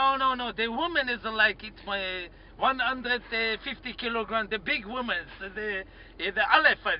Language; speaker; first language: English; non-native, learner; Hebrew